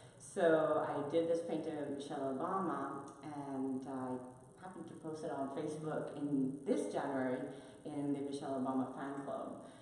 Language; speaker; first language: English; non-native, fluent; Spanish